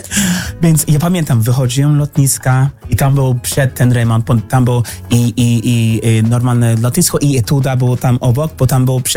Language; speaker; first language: Polish; non-native, fluent; English